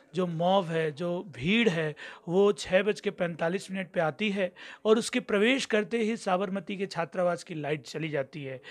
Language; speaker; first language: Hindi; native; Hindi